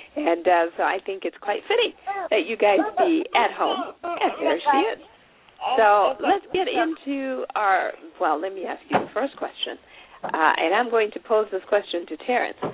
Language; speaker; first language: English; non-native, local second language; Shona